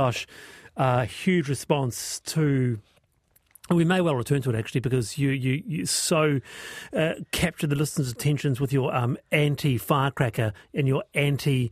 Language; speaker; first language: English; native; English